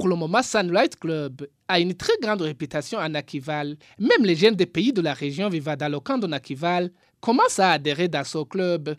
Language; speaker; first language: French; non-native, local second language; Rundi